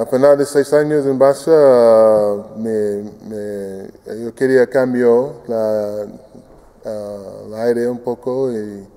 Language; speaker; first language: Spanish; non-native, fluent; English